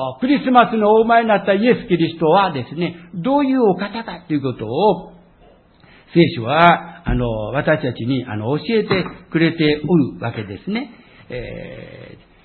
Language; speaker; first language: Japanese; native; Japanese